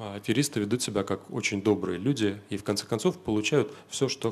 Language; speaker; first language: Russian; native; Russian